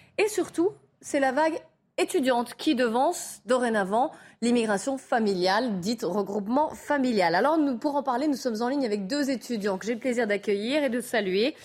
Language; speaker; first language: French; native; French